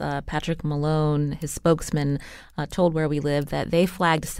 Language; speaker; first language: English; native; English